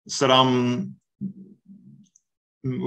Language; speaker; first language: Korean; non-native, learner; English